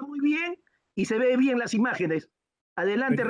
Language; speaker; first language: Spanish; native; Spanish